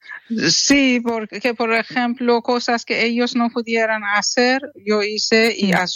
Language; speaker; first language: Spanish; non-native, fluent; Persian